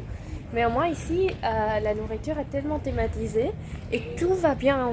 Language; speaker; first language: French; non-native, fluent; Dutch